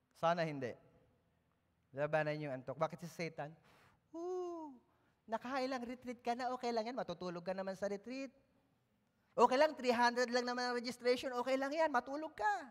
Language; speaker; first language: Filipino; native; Filipino